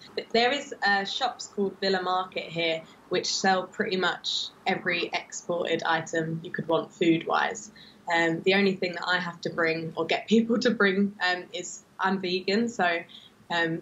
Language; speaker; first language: English; native; English